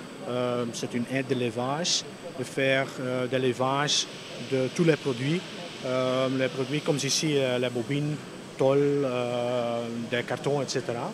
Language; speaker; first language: French; non-native, local second language; Dutch